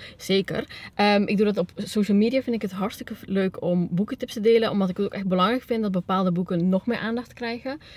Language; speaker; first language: Dutch; early bilingual, other home language; Spanish